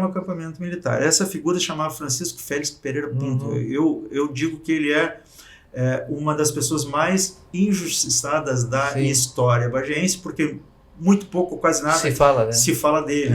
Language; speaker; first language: Portuguese; native; Portuguese